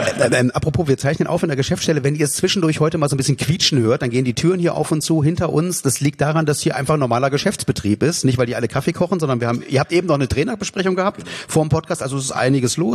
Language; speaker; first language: German; native; German